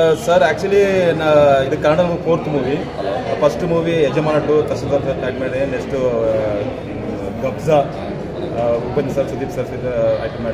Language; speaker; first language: Kannada; non-native, learner; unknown